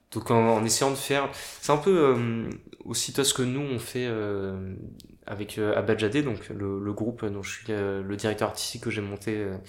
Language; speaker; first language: French; native; French